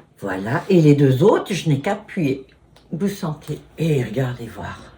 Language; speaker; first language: French; native; French